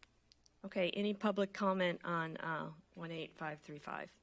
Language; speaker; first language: English; native; English